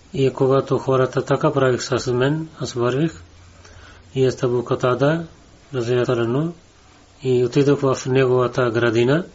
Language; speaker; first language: Bulgarian; non-native, learner; Urdu